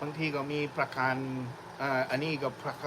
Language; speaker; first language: Thai; non-native, learner; English